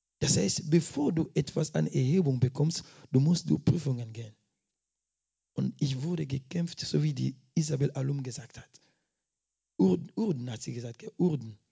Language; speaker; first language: German; non-native, fluent; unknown